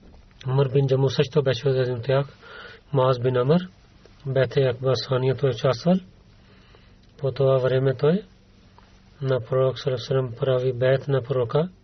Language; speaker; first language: Bulgarian; non-native, learner; Urdu